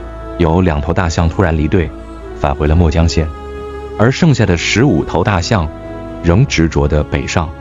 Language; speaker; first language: Chinese; native; Chinese